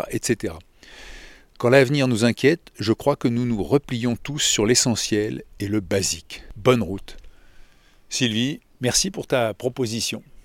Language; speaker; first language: French; native; French